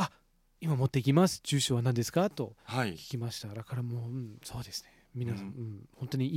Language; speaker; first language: Japanese; non-native, fluent; English